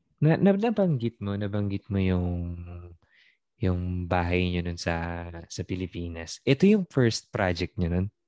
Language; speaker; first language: Filipino; native; Filipino